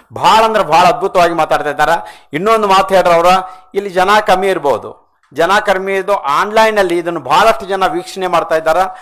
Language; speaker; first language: Kannada; native; Kannada